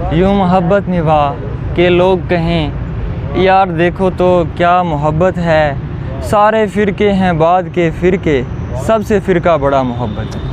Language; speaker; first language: Urdu; non-native, local second language; Saraiki